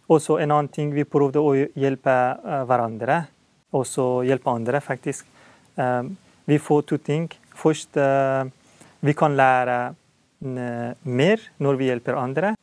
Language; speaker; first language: Norwegian; non-native, learner; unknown